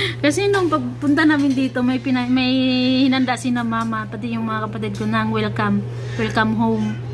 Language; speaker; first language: Filipino; non-native, local second language; Cebuano